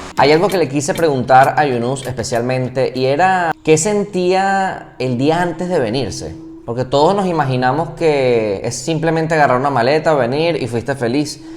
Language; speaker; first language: Spanish; native; Spanish